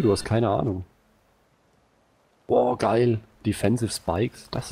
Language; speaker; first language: German; native; German